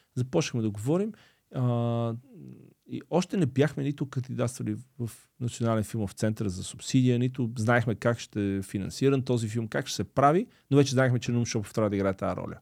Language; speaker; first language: Bulgarian; early bilingual, other home language; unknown